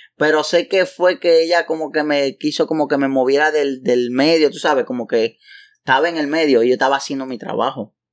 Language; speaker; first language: Spanish; native; Spanish